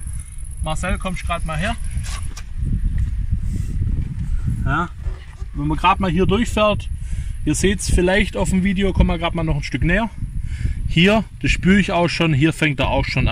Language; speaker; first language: German; native; German